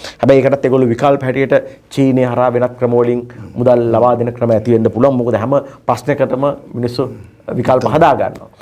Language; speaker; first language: Sinhala; native; Sinhala